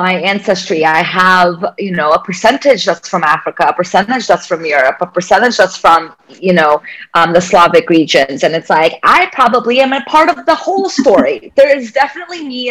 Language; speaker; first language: English; native; English